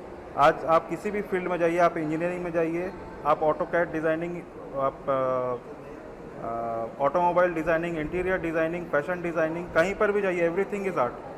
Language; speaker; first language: Hindi; native; Hindi